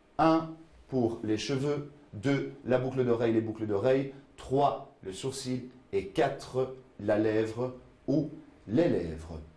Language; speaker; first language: French; native; French